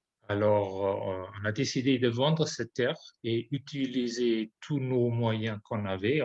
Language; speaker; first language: French; non-native, fluent; German